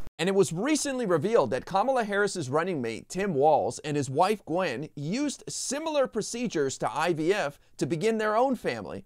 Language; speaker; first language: English; native; English